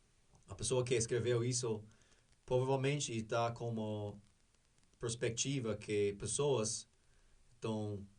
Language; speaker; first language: Portuguese; non-native, fluent; English